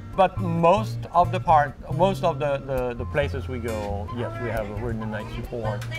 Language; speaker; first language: English; non-native, fluent; French